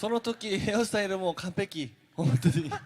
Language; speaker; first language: Japanese; non-native, learner; Korean